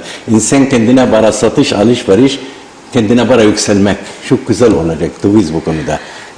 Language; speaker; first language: Turkish; non-native, learner; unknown